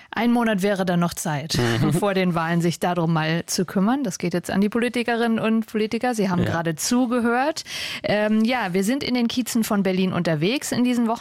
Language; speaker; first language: German; native; German